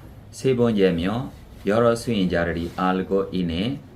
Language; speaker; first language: Korean; non-native, fluent; Burmese